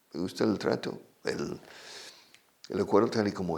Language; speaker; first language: Spanish; non-native, fluent; English